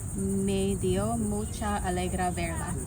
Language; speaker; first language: Spanish; non-native, learner; Lao